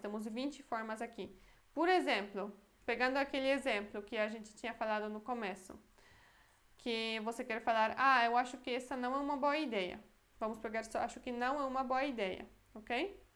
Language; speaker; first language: Portuguese; non-native, fluent; Polish